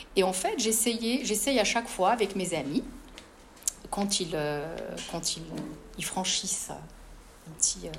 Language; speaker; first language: French; non-native, local second language; Arabic